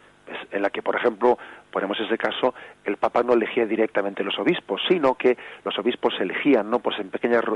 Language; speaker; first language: Spanish; native; Spanish